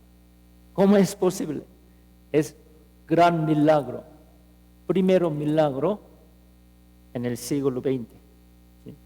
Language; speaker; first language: Spanish; non-native, fluent; Korean